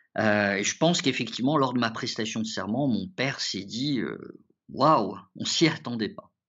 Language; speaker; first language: French; early bilingual, other home language; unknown